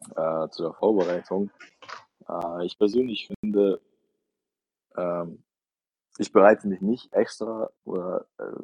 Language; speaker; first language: German; early bilingual, other home language; Russian